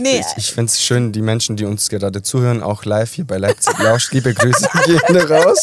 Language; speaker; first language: German; early bilingual, other home language; Italian